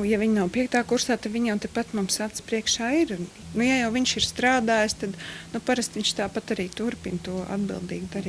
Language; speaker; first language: Latvian; native; Latvian